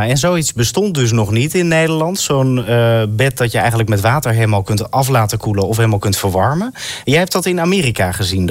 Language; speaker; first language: Dutch; native; Dutch